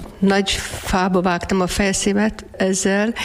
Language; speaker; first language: Hungarian; native; Hungarian